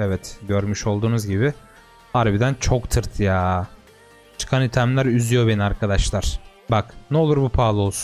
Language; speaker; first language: Turkish; native; Turkish